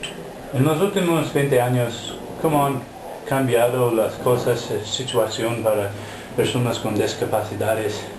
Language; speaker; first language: Spanish; non-native, fluent; English